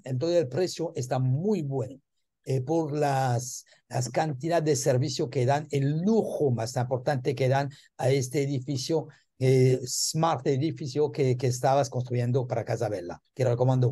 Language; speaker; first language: Spanish; non-native, learner; French